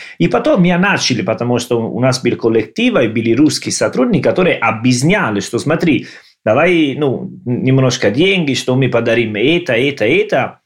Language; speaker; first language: Russian; non-native, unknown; Italian